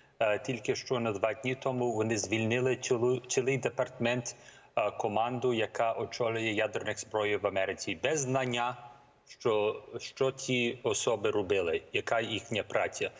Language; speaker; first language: Ukrainian; early bilingual, heritage; Ukrainian